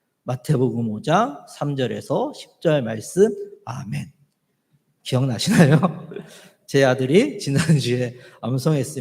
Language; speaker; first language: Korean; native; Korean